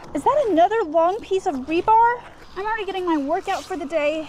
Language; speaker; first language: English; native; English